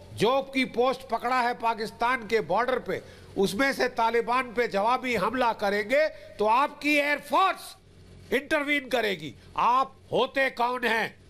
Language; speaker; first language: Hindi; native; Hindi